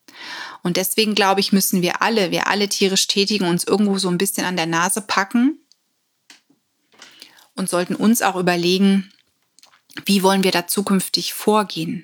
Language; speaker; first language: German; native; German